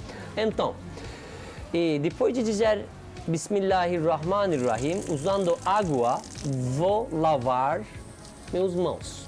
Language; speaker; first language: Portuguese; non-native, learner; Turkish